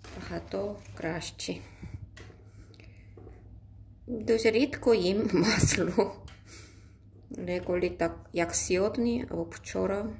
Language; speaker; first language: Ukrainian; non-native, learner; Korean